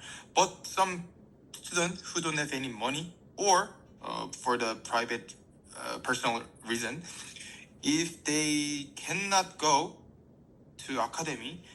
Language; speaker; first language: English; non-native, learner; Korean